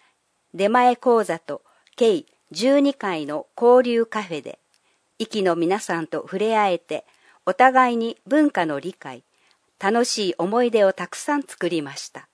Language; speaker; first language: Japanese; non-native, fluent; English